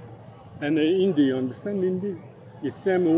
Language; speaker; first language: English; non-native, learner; French